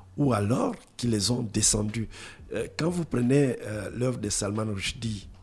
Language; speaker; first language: French; non-native, local second language; Lingala